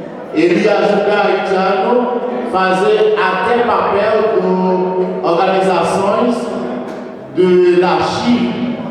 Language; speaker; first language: Portuguese; non-native, learner; Haitian Creole